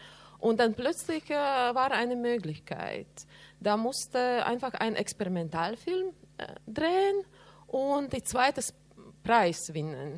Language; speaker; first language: German; non-native, learner; Latvian